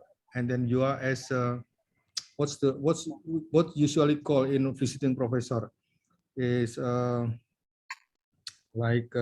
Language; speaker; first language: English; non-native, learner; Indonesian